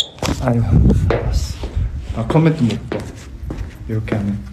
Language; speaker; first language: Korean; non-native, fluent; Chinese